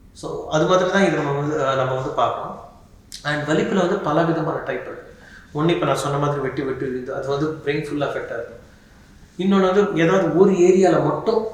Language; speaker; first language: Tamil; native; Tamil